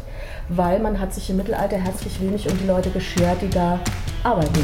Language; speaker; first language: German; native; German